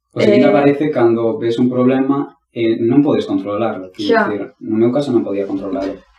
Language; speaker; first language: Galician; non-native, local second language; Spanish